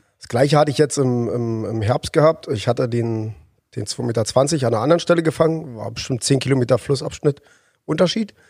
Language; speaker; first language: German; native; German